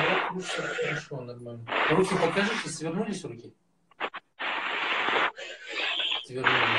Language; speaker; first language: Russian; native; Russian